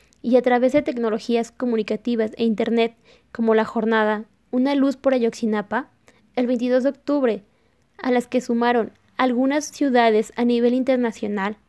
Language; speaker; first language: Spanish; native; Spanish